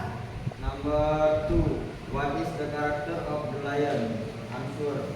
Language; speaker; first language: English; non-native, learner; Indonesian